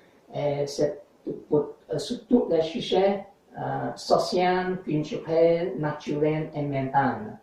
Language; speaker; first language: French; non-native, learner; English